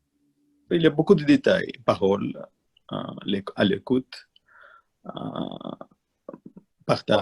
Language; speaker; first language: French; non-native, learner; Malayalam